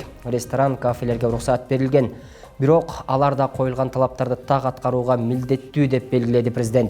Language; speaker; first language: Kyrgyz; native; Kyrgyz